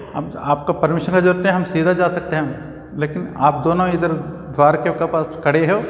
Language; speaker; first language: Hindi; non-native, local second language; Telugu